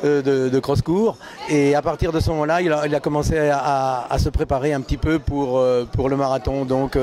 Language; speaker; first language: French; native; French